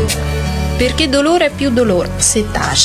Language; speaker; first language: Italian; native; Italian